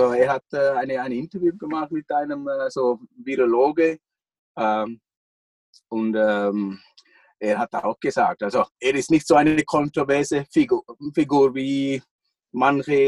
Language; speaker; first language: German; non-native, fluent; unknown